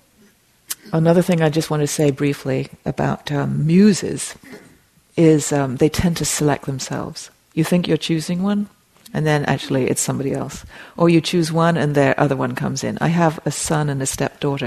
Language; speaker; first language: English; native; English